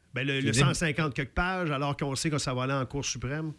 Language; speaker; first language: French; native; French